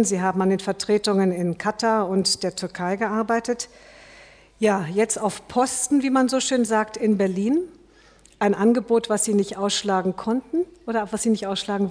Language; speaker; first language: German; native; German